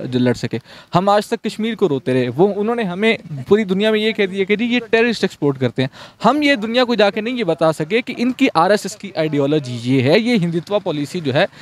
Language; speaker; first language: Urdu; native; Urdu